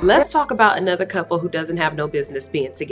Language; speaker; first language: English; native; English